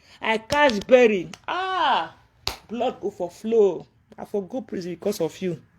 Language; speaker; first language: Nigerian Pidgin; non-native, local second language; Yoruba